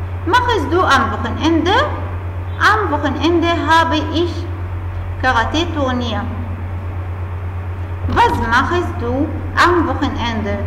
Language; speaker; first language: German; non-native, fluent; Arabic